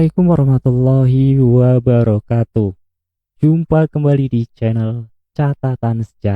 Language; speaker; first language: Indonesian; native; Indonesian